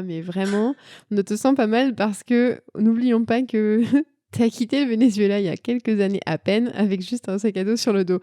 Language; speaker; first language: French; native; French